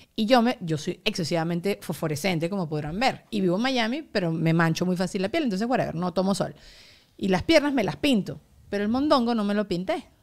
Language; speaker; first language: Spanish; native; Spanish